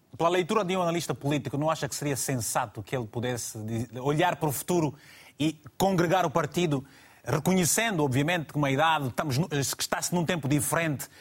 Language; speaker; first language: Portuguese; native; Portuguese